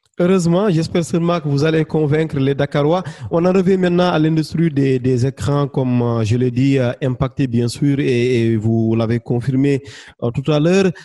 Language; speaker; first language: French; non-native, local second language; Wolof